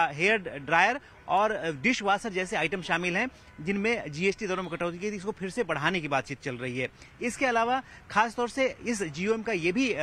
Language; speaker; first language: Hindi; native; Hindi